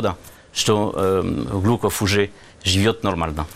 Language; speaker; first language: Russian; non-native, learner; French